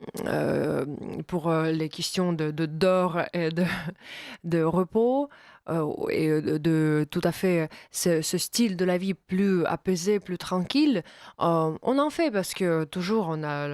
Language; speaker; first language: French; non-native, fluent; Russian